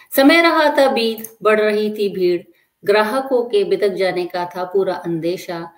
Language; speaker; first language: Hindi; native; Hindi